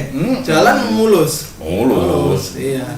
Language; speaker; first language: Indonesian; native; Indonesian